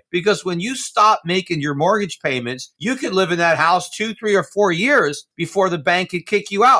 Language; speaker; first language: English; native; English